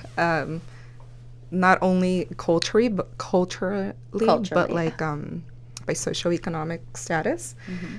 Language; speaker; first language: English; early bilingual, other home language; Spanish